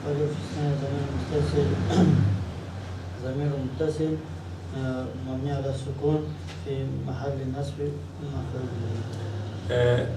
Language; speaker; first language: Arabic; non-native, learner; Chechen